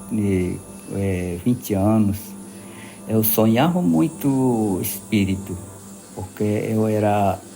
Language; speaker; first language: Portuguese; non-native, local second language; Yanomámi